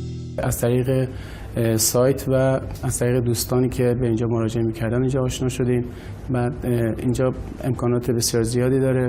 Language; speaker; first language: Persian; native; Persian